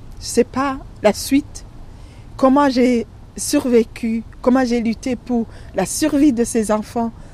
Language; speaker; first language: French; non-native, local second language; Rundi